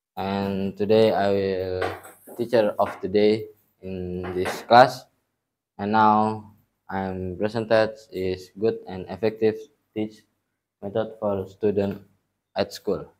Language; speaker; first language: English; non-native, learner; Indonesian